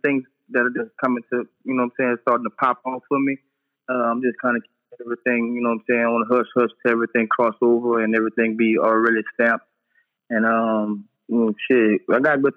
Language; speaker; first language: English; native; English